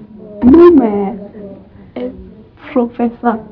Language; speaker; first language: French; non-native, learner; English